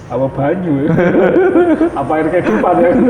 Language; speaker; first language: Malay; non-native, local second language; Javanese